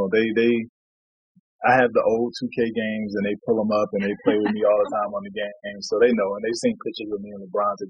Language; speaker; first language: English; native; English